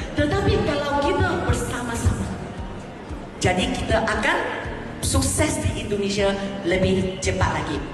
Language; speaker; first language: Malay; non-native, local second language; Chinese